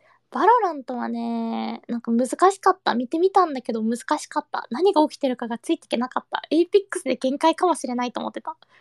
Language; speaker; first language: Japanese; early bilingual, heritage; Japanese